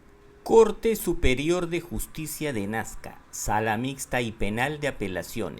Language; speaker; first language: Spanish; native; Spanish